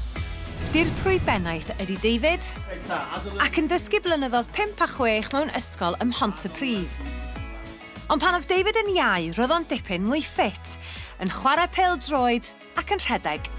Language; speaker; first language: Welsh; native; Welsh